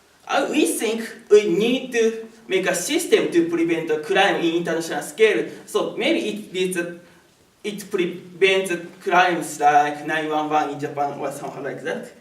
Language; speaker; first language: English; non-native, learner; Japanese